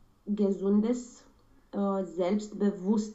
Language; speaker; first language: German; non-native, learner; Romanian